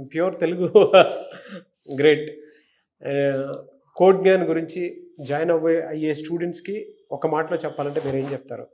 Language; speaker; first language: Telugu; native; Telugu